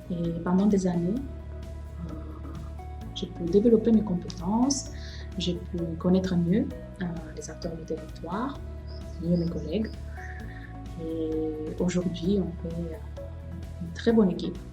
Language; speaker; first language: French; non-native, fluent; Romanian